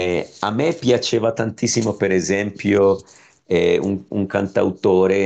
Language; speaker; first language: Italian; non-native, fluent; Spanish